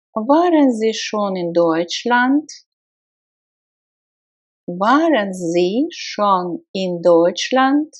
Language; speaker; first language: German; non-native, fluent; Russian